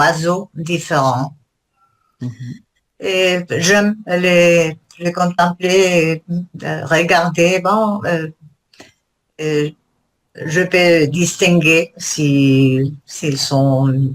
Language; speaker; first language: French; non-native, learner; Spanish